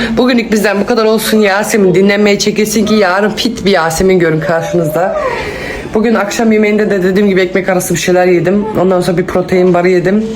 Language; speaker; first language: Turkish; early bilingual, heritage; Turkish